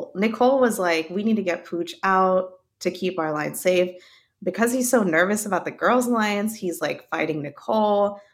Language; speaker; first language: English; native; English